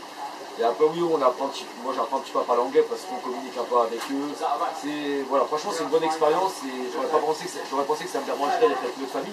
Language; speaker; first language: French; native; French